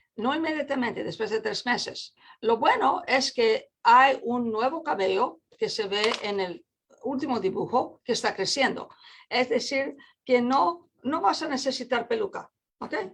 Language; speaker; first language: Spanish; non-native, fluent; English